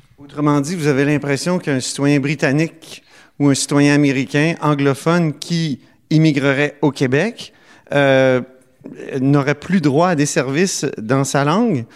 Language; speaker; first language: French; native; French